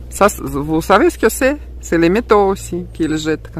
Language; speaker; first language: French; non-native, learner; Russian